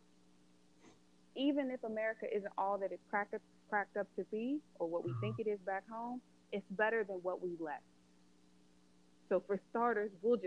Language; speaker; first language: English; native; English